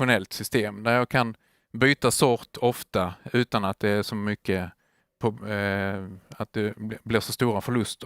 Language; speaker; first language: Swedish; native; Swedish